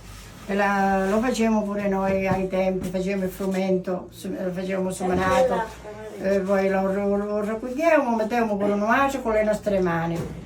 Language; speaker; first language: Italian; native; Italian